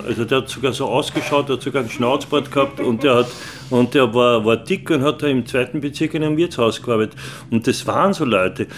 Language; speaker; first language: German; native; German